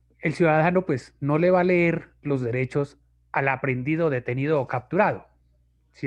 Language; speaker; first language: Spanish; native; Spanish